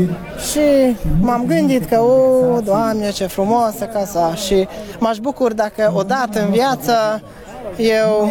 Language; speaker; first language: Romanian; non-native, local second language; Hungarian